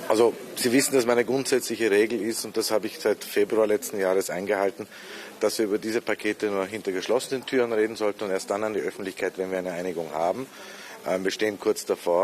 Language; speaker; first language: German; native; German